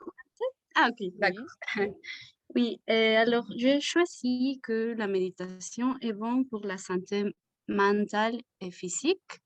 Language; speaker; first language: French; non-native, learner; Spanish